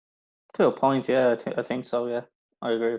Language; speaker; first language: English; native; English